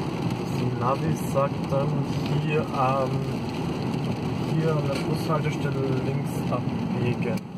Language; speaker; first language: German; native; German